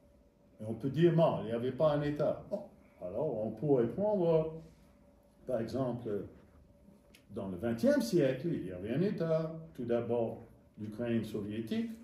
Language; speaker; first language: French; non-native, fluent; English